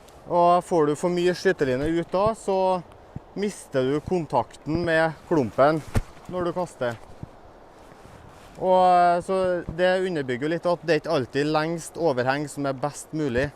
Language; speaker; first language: Norwegian; native; Norwegian